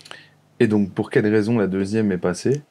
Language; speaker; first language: French; native; French